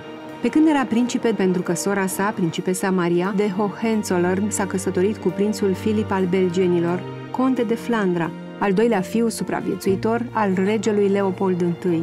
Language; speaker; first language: Romanian; native; Romanian